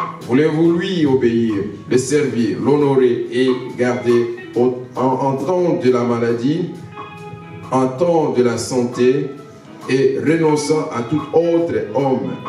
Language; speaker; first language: French; non-native, local second language; Lingala